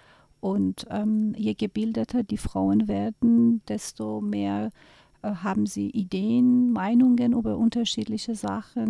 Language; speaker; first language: German; non-native, fluent; Persian